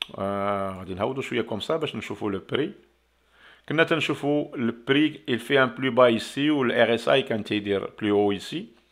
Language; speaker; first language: French; non-native, local second language; Arabic